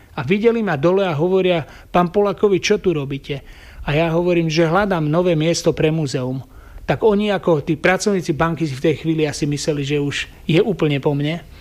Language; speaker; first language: Slovak; native; Slovak